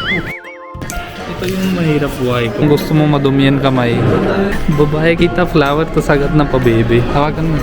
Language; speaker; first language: Filipino; non-native, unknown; Punjabi